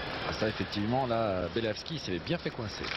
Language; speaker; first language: French; native; French